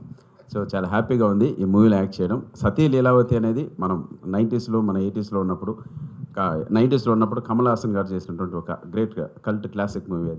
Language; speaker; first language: Telugu; native; Telugu